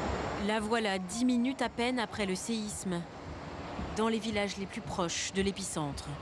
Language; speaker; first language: French; native; French